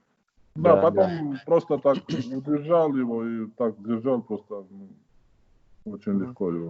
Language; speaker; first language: Russian; non-native, fluent; Georgian